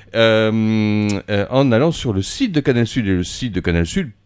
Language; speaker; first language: French; native; French